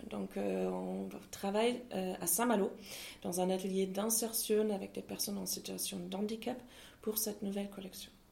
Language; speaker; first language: French; non-native, fluent; German